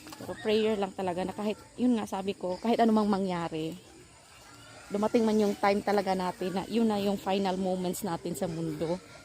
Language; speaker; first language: Filipino; non-native, local second language; Cebuano